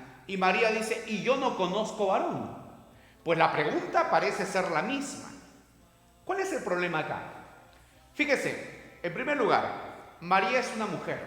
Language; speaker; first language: Spanish; native; Spanish